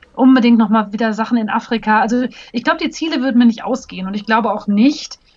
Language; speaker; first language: German; native; German